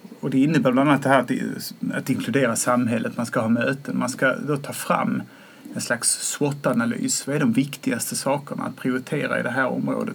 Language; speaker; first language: Swedish; native; Swedish